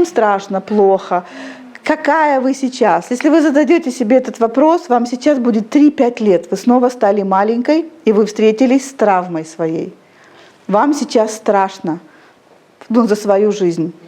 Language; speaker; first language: Russian; native; Russian